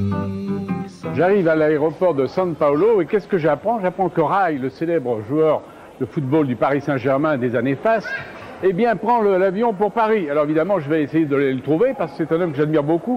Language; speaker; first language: French; native; French